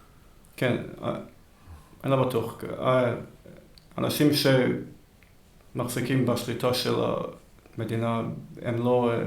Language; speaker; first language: Hebrew; early bilingual, heritage; Hebrew